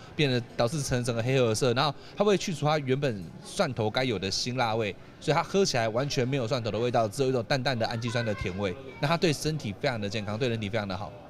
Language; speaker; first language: Chinese; native; Chinese